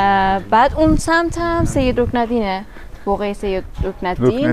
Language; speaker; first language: Persian; native; Persian